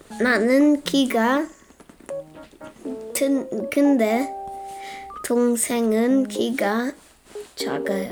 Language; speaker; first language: Korean; early bilingual, heritage; English